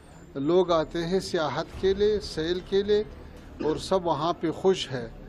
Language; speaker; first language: Hindi; non-native, fluent; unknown